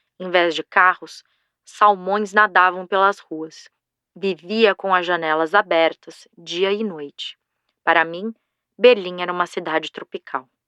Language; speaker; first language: Portuguese; native; Portuguese